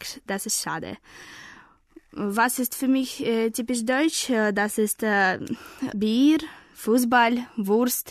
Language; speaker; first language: German; non-native, learner; Russian